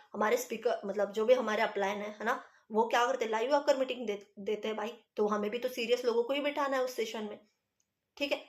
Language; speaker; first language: Hindi; non-native, local second language; Marathi